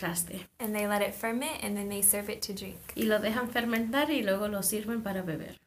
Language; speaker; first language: Spanish; non-native, fluent; English